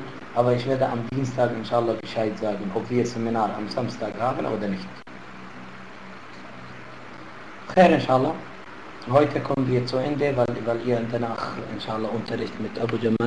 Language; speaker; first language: German; non-native, fluent; Arabic